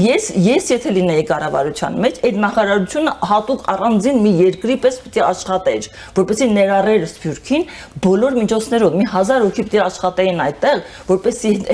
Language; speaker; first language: Armenian; early bilingual, heritage; Armenian